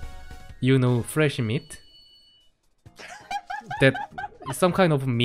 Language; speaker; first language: English; non-native, learner; Korean